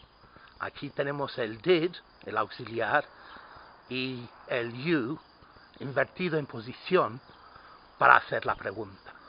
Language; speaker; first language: Spanish; non-native, fluent; English